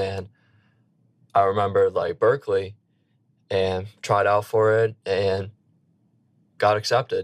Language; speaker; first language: English; native; English